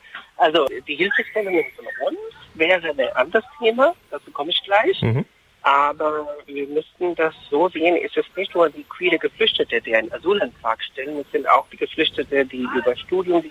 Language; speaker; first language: German; non-native, fluent; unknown